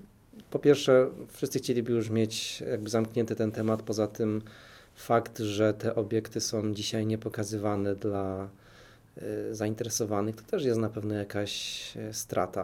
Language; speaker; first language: Polish; native; Polish